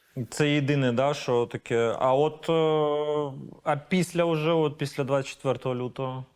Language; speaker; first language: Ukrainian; native; Ukrainian